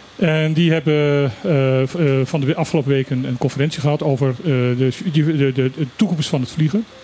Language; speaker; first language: Dutch; non-native, local second language; Papiamento